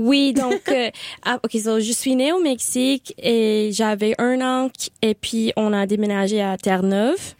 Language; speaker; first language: French; non-native, local second language; Spanish